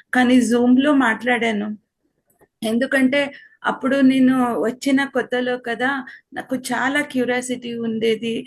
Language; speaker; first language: Telugu; non-native, local second language; Kannada